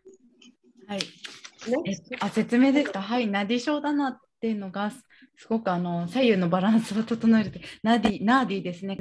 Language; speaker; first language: Japanese; native; Japanese